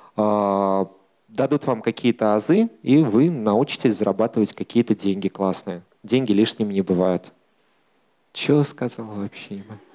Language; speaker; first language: Russian; native; Russian